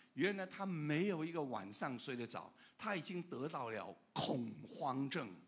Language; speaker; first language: Chinese; non-native, local second language; Cantonese